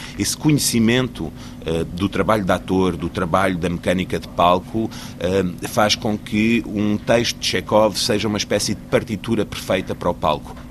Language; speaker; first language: Portuguese; native; Portuguese